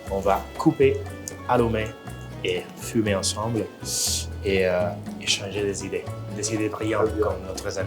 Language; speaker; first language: French; non-native, fluent; Spanish